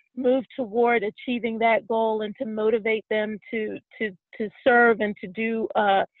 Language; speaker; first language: English; native; English